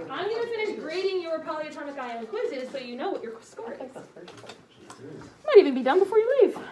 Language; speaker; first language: English; native; English